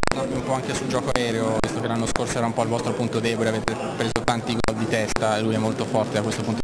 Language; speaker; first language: Italian; native; Italian